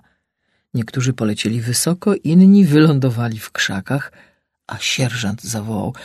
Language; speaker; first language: Polish; native; Polish